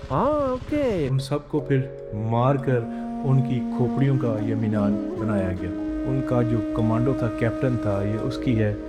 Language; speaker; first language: Urdu; native; Urdu